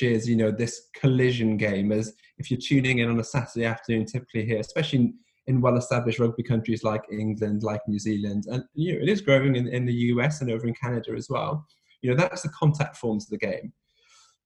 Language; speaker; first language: English; native; English